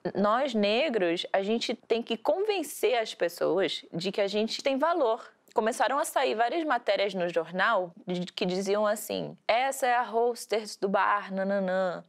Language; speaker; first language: Portuguese; early bilingual, heritage; Portuguese